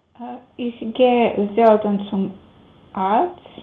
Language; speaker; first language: German; non-native, learner; Macedonian